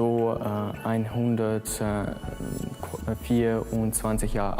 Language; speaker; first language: German; non-native, learner; Russian